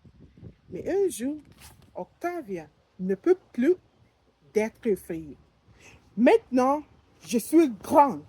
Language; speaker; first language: French; non-native, learner; English